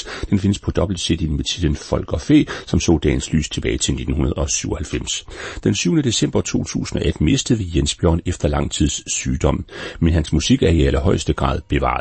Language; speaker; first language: Danish; native; Danish